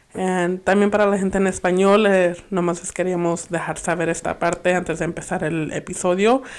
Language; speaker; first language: Spanish; early bilingual, heritage; Spanish